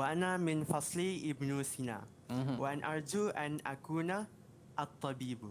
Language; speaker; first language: Arabic; non-native, learner; Malay